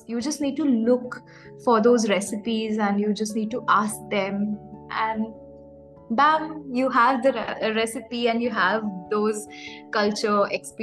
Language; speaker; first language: English; non-native, local second language; Hindi